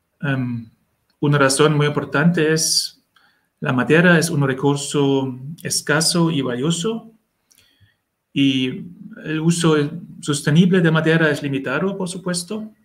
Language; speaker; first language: Spanish; non-native, learner; German